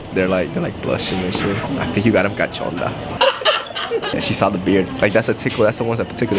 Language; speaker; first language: English; early bilingual, other home language; Spanish